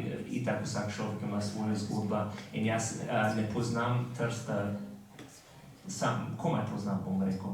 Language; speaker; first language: Slovenian; non-native, fluent; English